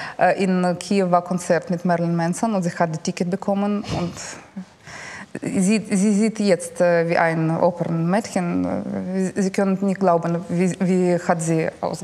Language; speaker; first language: German; non-native, learner; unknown